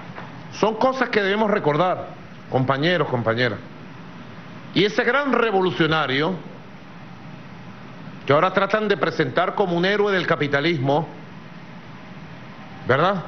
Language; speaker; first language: Spanish; native; Spanish